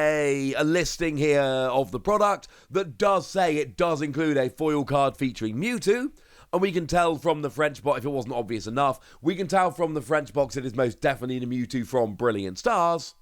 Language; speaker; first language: English; native; English